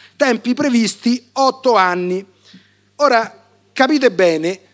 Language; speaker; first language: Italian; native; Italian